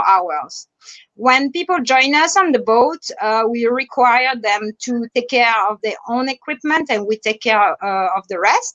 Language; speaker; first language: English; non-native, fluent; French